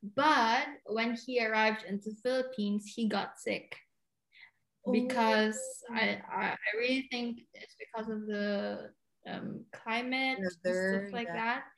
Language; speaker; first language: English; non-native, local second language; Cebuano